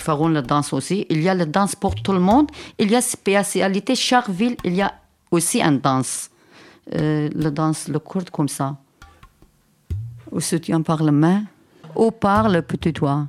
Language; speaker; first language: French; non-native, learner; Kurdish